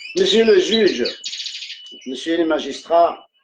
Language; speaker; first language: French; non-native, local second language; Arabic